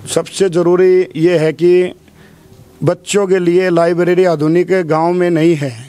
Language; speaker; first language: Hindi; native; Hindi